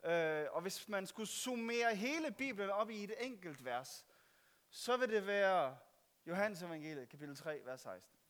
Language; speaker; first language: Danish; native; Danish